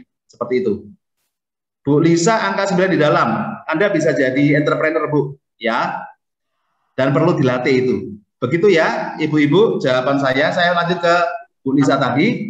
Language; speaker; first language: Indonesian; native; Indonesian